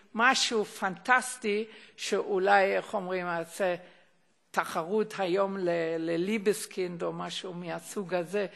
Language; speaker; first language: Hebrew; non-native, fluent; German